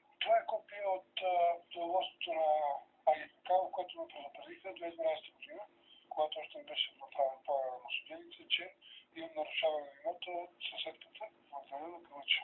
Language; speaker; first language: Bulgarian; native; Bulgarian